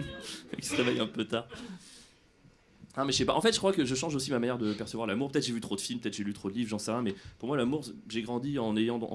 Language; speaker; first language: French; native; French